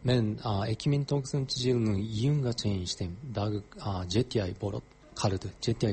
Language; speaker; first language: Kyrgyz; non-native, learner; Japanese